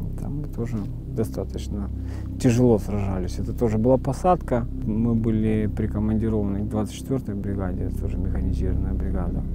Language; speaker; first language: Russian; native; Russian